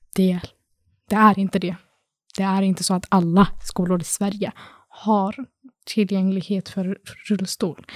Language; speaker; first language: Swedish; early bilingual, other home language; Arabic